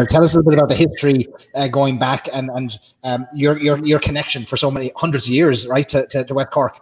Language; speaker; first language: English; native; English